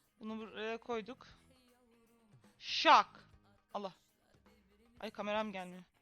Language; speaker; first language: Turkish; native; Turkish